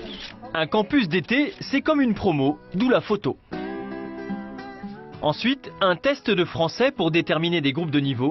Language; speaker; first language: French; native; French